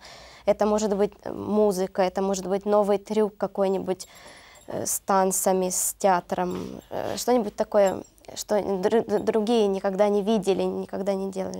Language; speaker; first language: Russian; non-native, learner; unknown